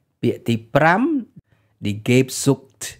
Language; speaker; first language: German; non-native, fluent; Khmer